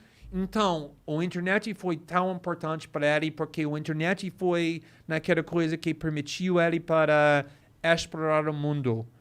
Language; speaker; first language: Portuguese; non-native, fluent; English